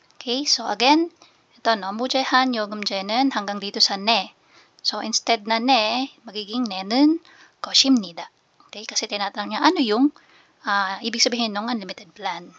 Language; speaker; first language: Filipino; native; Filipino